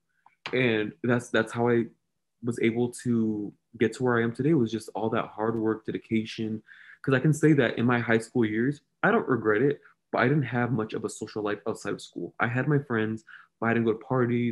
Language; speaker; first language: English; native; English